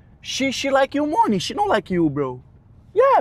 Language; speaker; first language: English; non-native, learner; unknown